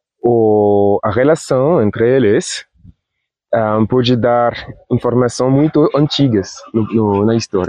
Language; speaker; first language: Portuguese; non-native, fluent; Spanish